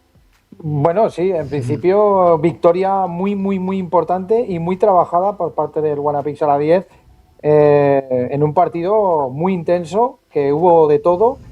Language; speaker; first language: Spanish; native; Spanish